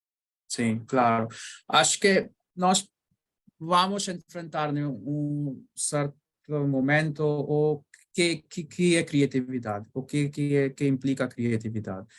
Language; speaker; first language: Portuguese; non-native, learner; Bangla